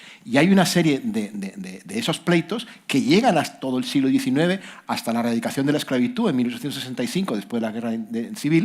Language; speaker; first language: Spanish; native; Spanish